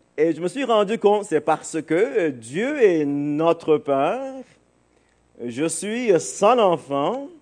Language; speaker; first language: French; non-native, fluent; English